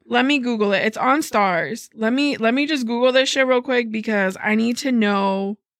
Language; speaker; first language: English; early bilingual, other home language; Spanish